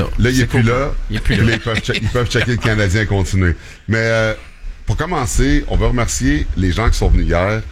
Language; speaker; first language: French; native; French